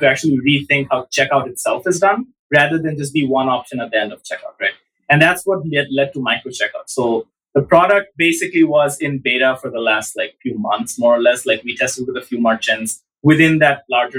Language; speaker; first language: English; non-native, local second language; Bangla